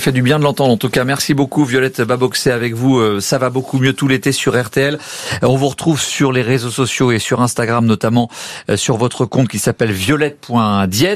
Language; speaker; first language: French; native; French